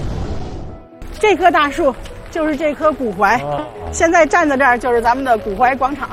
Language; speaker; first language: Chinese; native; Chinese